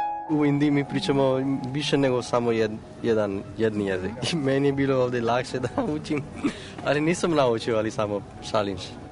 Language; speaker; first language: Croatian; non-native, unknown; Gujarati